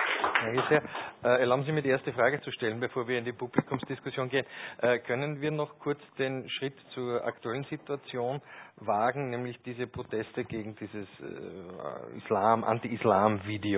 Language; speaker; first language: German; native; German